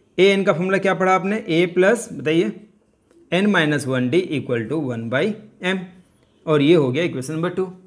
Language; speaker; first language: Hindi; native; Hindi